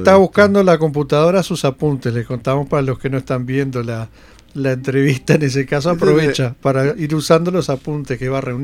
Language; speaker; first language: Spanish; native; Spanish